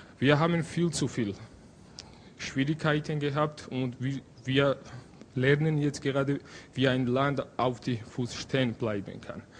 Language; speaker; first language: German; non-native, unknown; Georgian